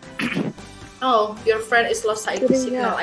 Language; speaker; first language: English; non-native, learner; Indonesian